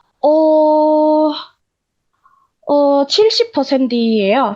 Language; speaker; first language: Korean; non-native, learner; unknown